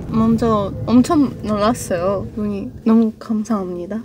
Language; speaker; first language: Korean; non-native, learner; Russian